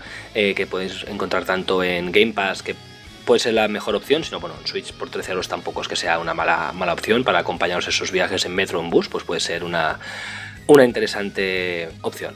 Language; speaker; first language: Spanish; native; Spanish